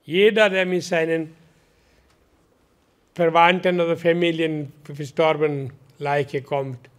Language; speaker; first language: German; non-native, learner; Hindi